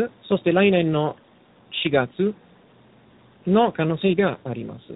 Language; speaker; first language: Japanese; non-native, learner; Italian